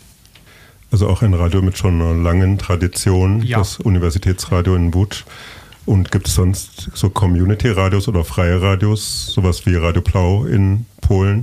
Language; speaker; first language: German; native; German